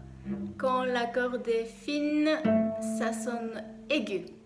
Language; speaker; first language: French; non-native, fluent; Japanese